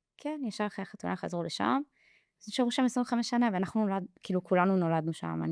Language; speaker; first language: Hebrew; early bilingual, heritage; Hebrew